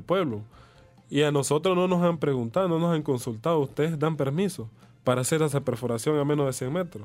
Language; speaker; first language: Spanish; native; Spanish